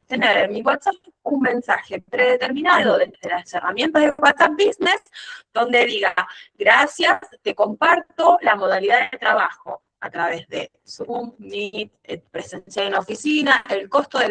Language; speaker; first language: Spanish; native; Spanish